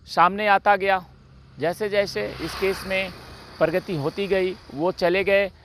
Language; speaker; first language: Hindi; native; Hindi